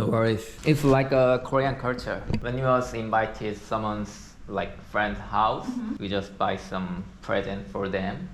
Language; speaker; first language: English; non-native, learner; Korean